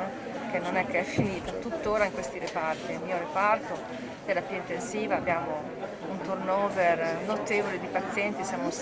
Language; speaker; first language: Italian; native; Italian